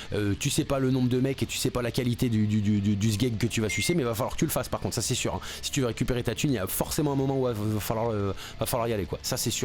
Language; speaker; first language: French; native; French